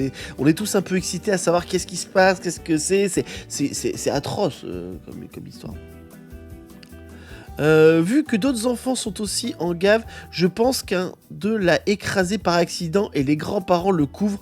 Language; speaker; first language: French; native; French